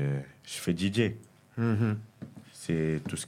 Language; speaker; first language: French; early bilingual, other home language; Kabuverdianu